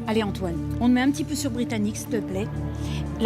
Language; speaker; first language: French; native; French